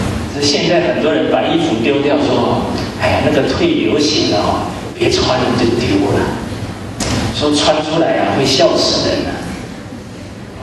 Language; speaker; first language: Chinese; native; Chinese